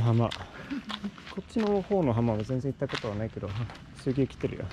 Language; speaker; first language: Japanese; non-native, fluent; Swedish